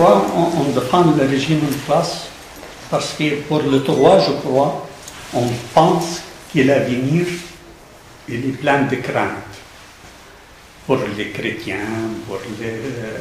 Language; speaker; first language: French; non-native, fluent; Arabic